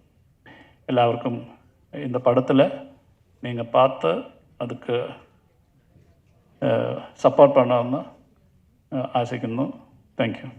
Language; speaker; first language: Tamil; non-native, learner; Malayalam